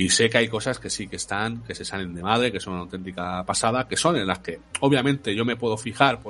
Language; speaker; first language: Spanish; native; Spanish